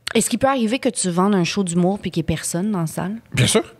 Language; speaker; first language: French; native; French